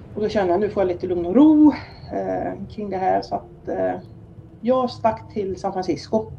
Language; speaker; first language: Swedish; native; Swedish